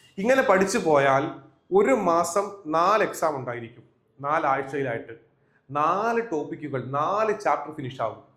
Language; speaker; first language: Malayalam; native; Malayalam